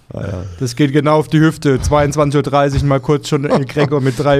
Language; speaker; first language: German; native; German